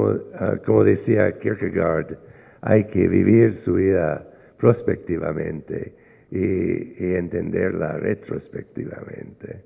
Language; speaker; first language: Spanish; non-native, fluent; English